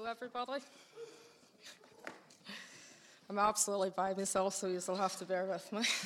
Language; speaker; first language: English; native; English